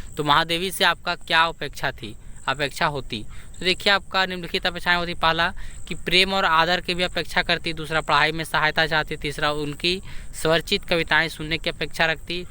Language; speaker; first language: Hindi; native; Hindi